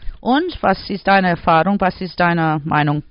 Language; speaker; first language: German; non-native, learner; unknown